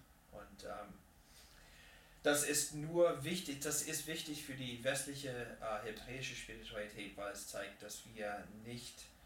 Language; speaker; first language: German; non-native, fluent; English